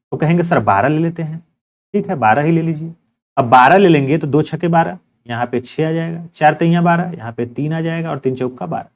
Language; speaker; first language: Hindi; native; Hindi